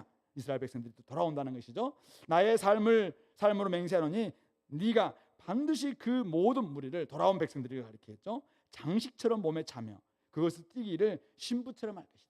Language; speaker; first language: Korean; native; Korean